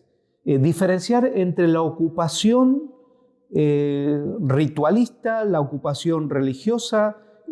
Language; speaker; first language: Spanish; native; Spanish